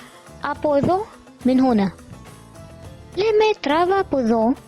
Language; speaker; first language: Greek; non-native, fluent; Arabic